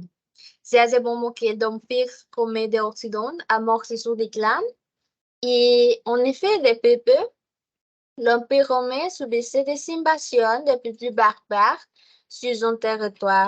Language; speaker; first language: French; non-native, learner; Spanish